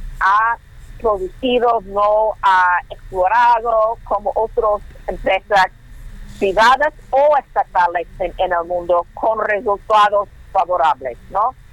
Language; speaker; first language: Spanish; non-native, learner; English